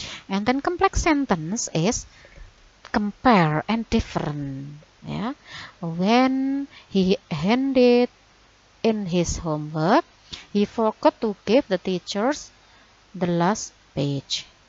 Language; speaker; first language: English; non-native, fluent; Indonesian